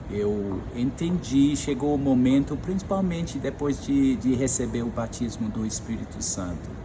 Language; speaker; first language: Portuguese; non-native, fluent; English